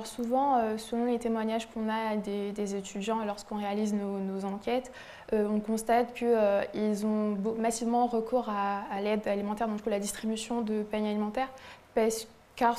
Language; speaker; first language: French; native; French